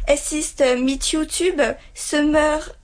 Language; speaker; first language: German; non-native, learner; French